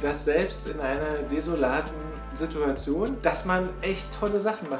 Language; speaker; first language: German; native; German